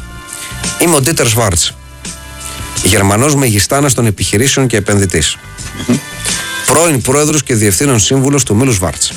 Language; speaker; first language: Greek; native; Greek